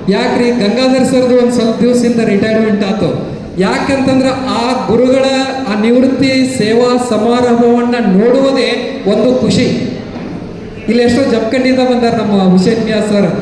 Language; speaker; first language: Kannada; native; Kannada